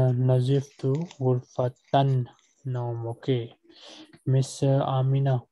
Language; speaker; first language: Arabic; non-native, fluent; Urdu